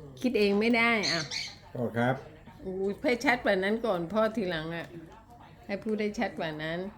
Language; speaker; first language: Thai; native; Thai